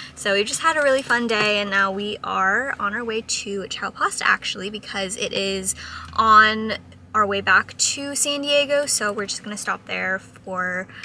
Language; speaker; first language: English; native; English